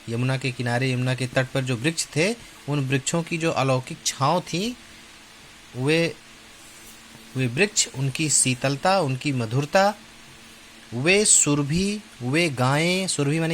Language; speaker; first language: Hindi; native; Hindi